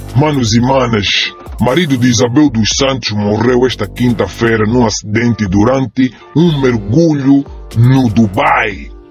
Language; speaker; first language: Portuguese; native; Portuguese